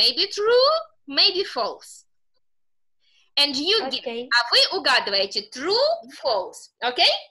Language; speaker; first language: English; non-native, fluent; Russian